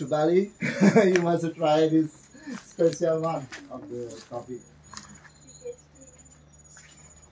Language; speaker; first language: English; non-native, learner; Indonesian